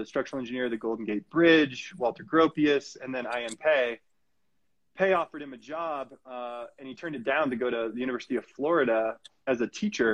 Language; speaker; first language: English; native; English